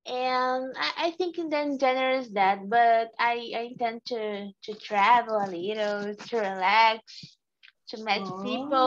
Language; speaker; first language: English; non-native, learner; Portuguese